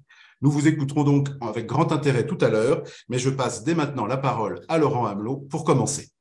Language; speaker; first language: French; native; French